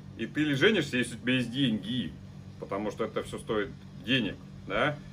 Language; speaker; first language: Russian; native; Russian